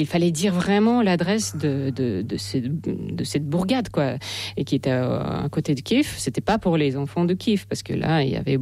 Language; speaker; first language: French; non-native, fluent; Russian